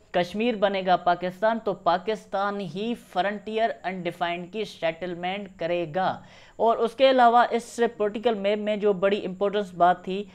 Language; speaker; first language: Urdu; non-native, local second language; Sindhi